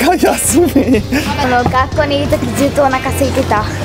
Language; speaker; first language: Japanese; early bilingual, other home language; English